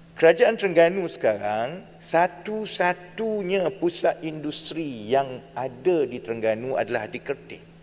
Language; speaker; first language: Malay; native; Malay